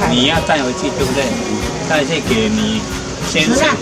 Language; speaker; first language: Chinese; non-native, local second language; Min Nan Chinese